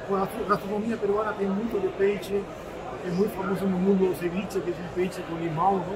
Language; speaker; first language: Portuguese; non-native, fluent; Spanish